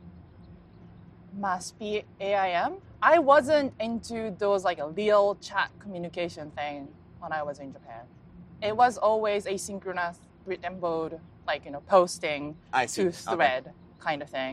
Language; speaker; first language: English; non-native, fluent; Japanese